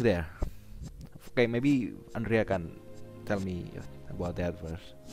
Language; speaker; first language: English; non-native, learner; Indonesian